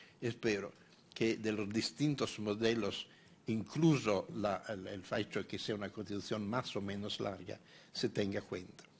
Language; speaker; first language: Spanish; non-native, fluent; Italian